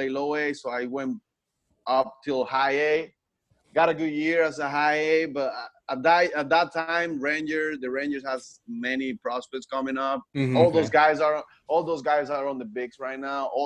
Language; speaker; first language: English; non-native, fluent; Spanish